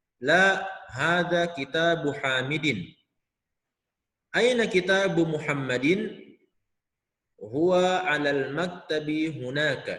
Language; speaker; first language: Arabic; non-native, fluent; Indonesian